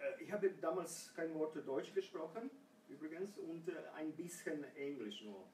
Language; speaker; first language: German; non-native, fluent; Croatian